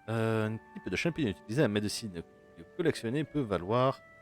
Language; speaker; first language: French; native; French